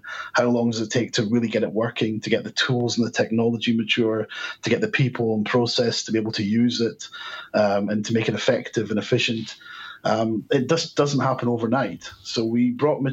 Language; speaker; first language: English; native; English